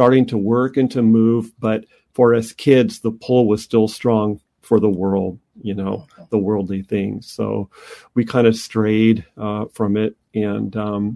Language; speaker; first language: English; native; English